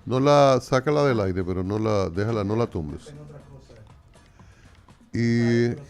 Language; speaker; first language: Spanish; native; Spanish